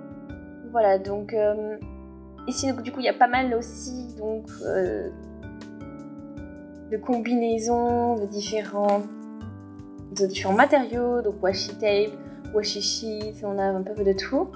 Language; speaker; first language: French; native; French